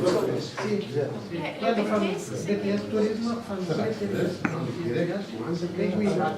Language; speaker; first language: Italian; non-native, learner; Arabic